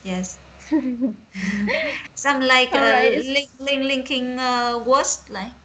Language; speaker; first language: English; non-native, learner; Vietnamese